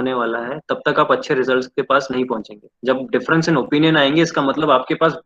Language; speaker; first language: Hindi; non-native, local second language; Odia